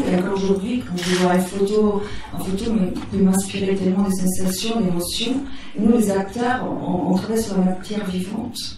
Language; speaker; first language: French; non-native, fluent; Italian